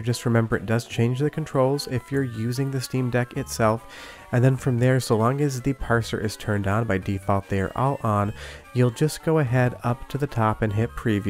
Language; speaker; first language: English; native; English